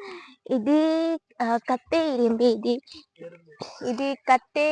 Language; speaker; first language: Tamil; non-native, learner; Bangla